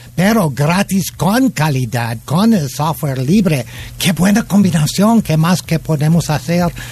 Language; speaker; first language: Spanish; non-native, fluent; English